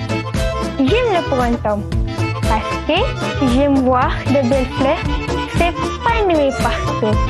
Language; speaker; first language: French; non-native, learner; Malay